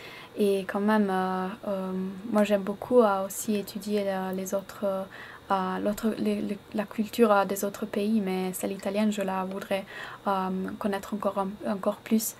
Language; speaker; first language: French; non-native, fluent; Italian